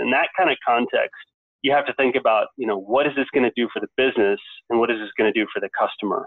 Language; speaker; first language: English; native; English